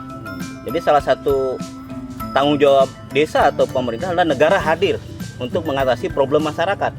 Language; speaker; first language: Indonesian; non-native, local second language; Sundanese